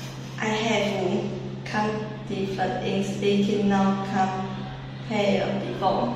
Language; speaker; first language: English; non-native, learner; Chinese